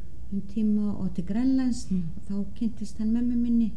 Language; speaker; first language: Icelandic; non-native, fluent; Danish